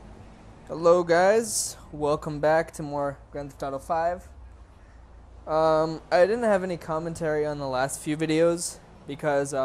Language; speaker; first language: English; native; English